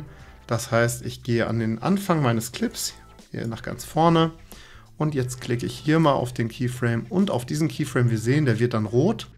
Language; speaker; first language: German; native; German